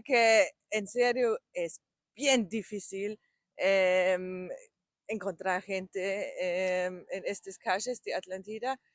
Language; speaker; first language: Spanish; non-native, learner; German